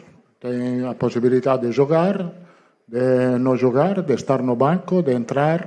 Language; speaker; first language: Portuguese; non-native, learner; Italian